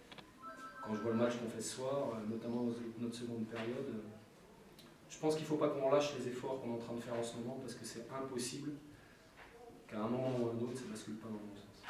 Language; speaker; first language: French; native; French